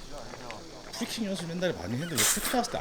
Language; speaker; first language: Korean; native; Korean